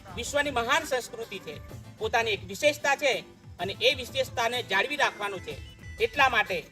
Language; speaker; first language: Gujarati; non-native, local second language; Vasavi